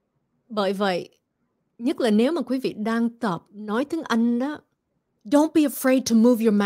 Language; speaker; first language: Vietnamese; early bilingual, other home language; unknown